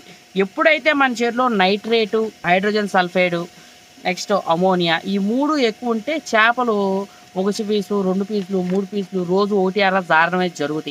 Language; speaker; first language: Telugu; native; Telugu